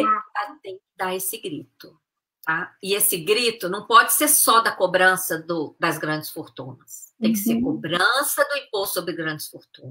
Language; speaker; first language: Portuguese; native; Portuguese